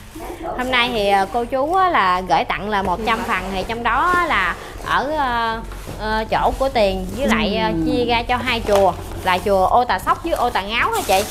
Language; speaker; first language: Vietnamese; native; Vietnamese